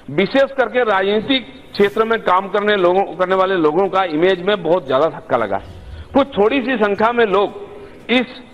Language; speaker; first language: Hindi; non-native, local second language; Bangla